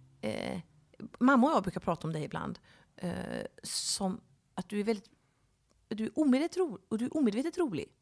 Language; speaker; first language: Swedish; native; Swedish